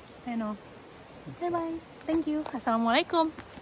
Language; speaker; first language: English; non-native, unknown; Indonesian